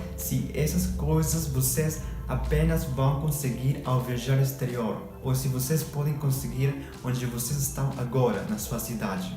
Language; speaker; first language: Portuguese; non-native, fluent; Spanish